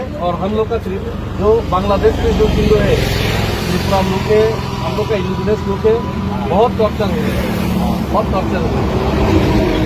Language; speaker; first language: Hindi; non-native, local second language; Kok Borok